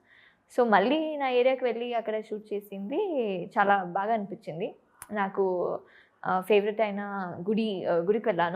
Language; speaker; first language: Telugu; non-native, fluent; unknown